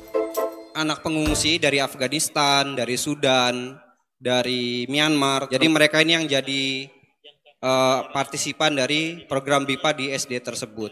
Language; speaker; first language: Indonesian; native; Indonesian